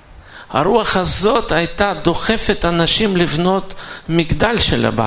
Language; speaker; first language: Hebrew; non-native, fluent; Russian